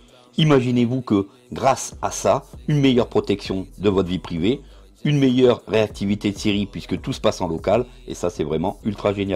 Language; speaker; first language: French; native; French